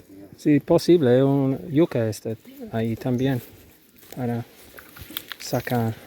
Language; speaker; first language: Spanish; non-native, learner; English